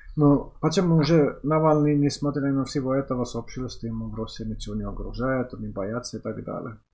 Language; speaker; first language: Russian; non-native, fluent; Finnish